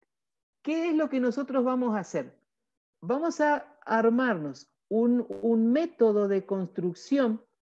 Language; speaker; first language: Spanish; native; Spanish